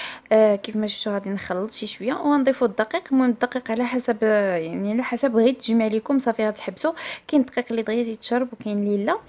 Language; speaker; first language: Arabic; native; Arabic